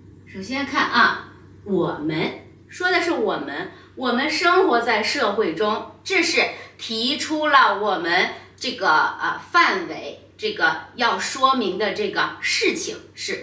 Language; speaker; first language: Chinese; native; Chinese